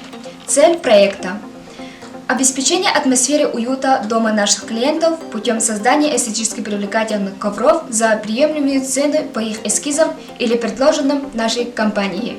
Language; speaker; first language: Russian; non-native, local second language; Yakut